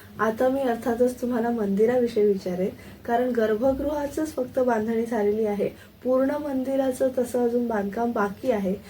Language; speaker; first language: Marathi; native; Marathi